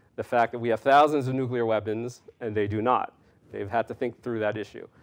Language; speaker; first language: English; native; English